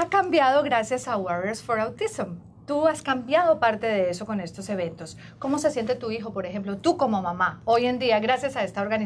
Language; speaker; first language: Spanish; native; Spanish